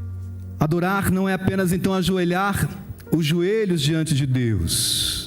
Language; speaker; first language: Portuguese; native; Portuguese